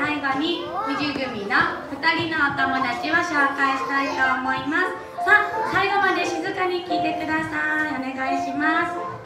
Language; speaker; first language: Japanese; native; Japanese